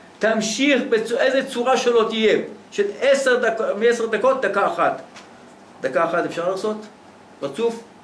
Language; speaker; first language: Hebrew; native; Hebrew